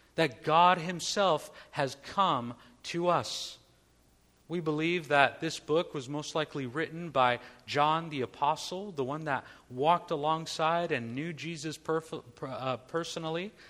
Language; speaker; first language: English; native; English